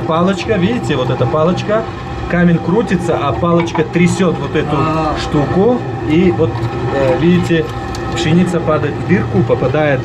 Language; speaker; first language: Russian; non-native, local second language; Tajik